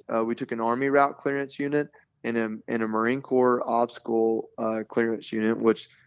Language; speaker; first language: English; native; English